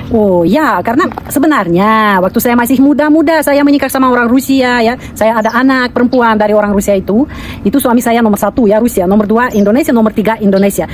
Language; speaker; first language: Indonesian; non-native, fluent; Russian